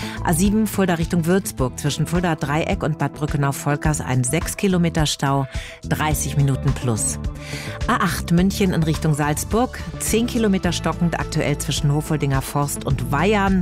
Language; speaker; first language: German; native; German